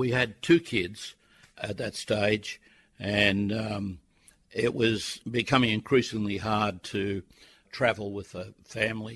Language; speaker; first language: English; native; English